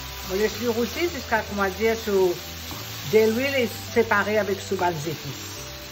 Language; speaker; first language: French; non-native, local second language; Morisyen